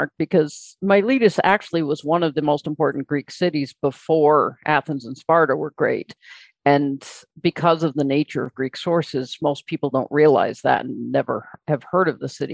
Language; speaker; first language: English; native; English